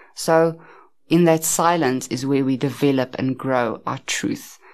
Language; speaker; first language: English; native; English